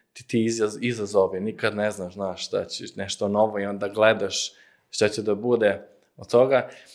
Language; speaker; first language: Serbian; non-native, fluent; Slovenian